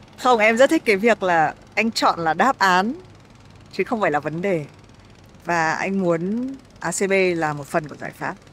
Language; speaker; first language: Vietnamese; native; Vietnamese